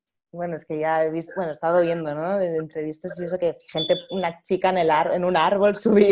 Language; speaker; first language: Spanish; native; Spanish